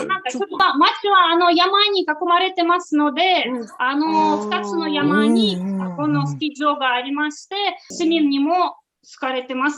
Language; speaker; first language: Japanese; non-native, fluent; Russian